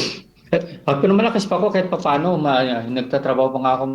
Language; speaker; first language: Filipino; non-native, local second language; Cebuano